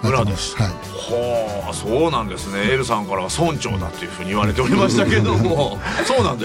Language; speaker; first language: Japanese; native; Japanese